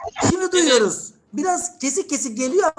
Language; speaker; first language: Turkish; native; Turkish